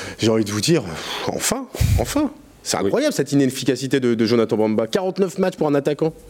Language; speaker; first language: French; native; French